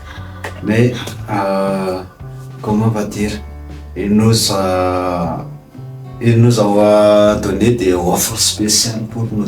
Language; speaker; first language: French; non-native, local second language; Malagasy